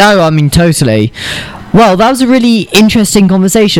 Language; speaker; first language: English; native; English